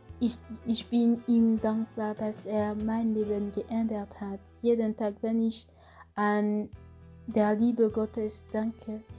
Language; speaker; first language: German; non-native, fluent; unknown